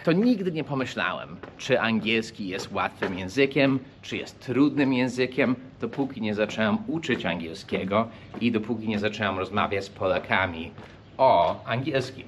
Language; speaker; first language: Polish; early bilingual, heritage; English